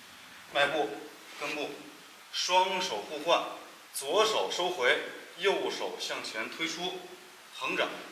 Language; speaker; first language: Chinese; native; Chinese